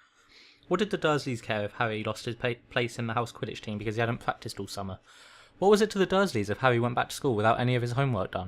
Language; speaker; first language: English; native; English